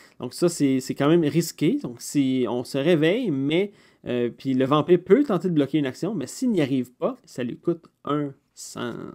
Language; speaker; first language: French; native; French